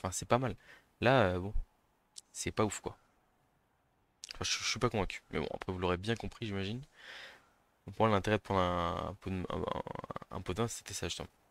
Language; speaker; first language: French; native; French